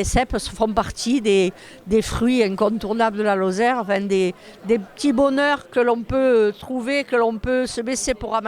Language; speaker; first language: French; native; French